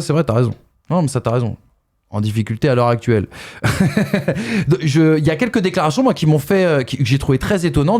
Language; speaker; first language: French; native; French